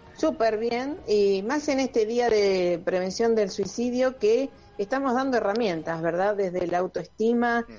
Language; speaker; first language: Spanish; native; Spanish